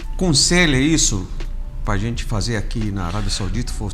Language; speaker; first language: Portuguese; non-native, fluent; Arabic